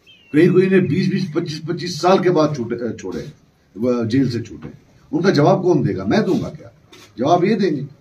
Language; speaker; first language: Urdu; non-native, local second language; Kashmiri